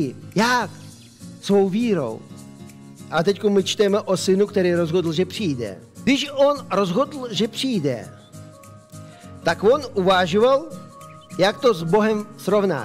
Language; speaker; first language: Czech; non-native, fluent; Russian